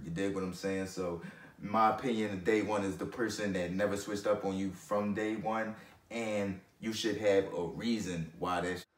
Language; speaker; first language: English; native; English